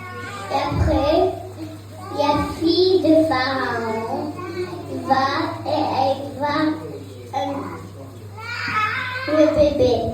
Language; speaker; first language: French; early bilingual, heritage; French